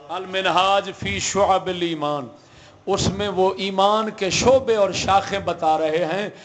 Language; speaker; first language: Urdu; non-native, local second language; Punjabi